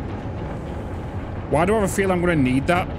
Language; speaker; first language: English; native; English